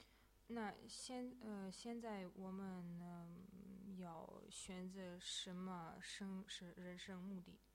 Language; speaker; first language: Chinese; non-native, fluent; Russian